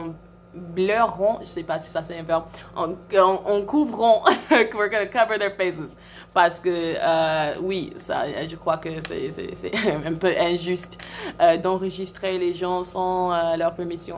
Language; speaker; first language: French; non-native, fluent; English